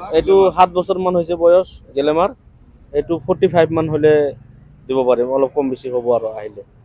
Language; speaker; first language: Assamese; non-native, local second language; Bangla